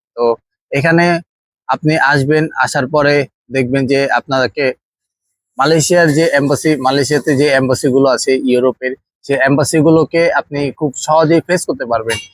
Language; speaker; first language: Bangla; native; Bangla